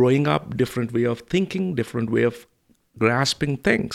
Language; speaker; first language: English; non-native, local second language; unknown